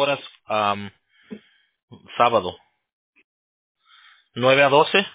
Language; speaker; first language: Spanish; early bilingual, heritage; Spanish